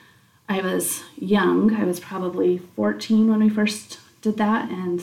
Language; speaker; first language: English; native; English